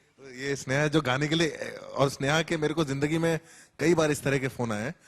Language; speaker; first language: Hindi; native; Hindi